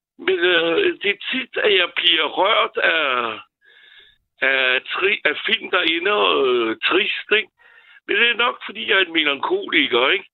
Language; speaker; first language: Danish; non-native, fluent; French